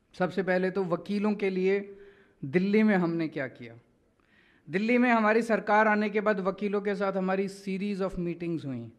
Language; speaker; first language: Hindi; native; Hindi